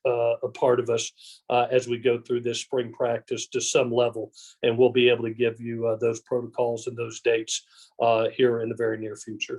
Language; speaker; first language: English; native; English